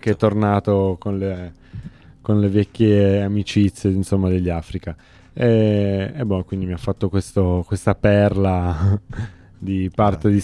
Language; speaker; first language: Italian; native; Italian